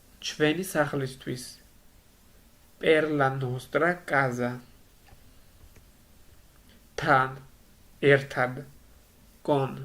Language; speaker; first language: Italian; non-native, learner; Georgian